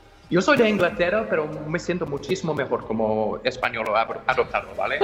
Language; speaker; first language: Spanish; non-native, fluent; English